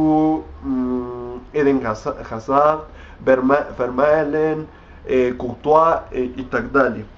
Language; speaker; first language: Russian; non-native, learner; Spanish